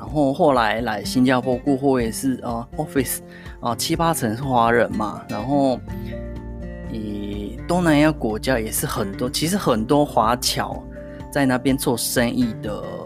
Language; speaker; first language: Chinese; non-native, fluent; Japanese